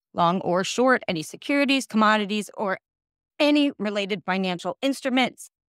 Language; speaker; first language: English; native; English